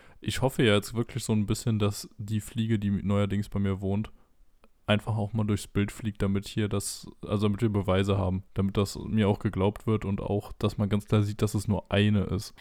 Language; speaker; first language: German; native; German